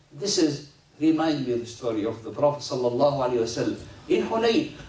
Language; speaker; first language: English; non-native, fluent; Arabic